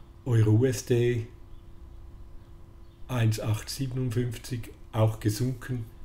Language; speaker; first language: German; native; German